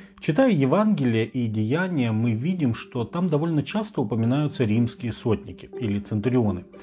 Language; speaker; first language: Russian; native; Russian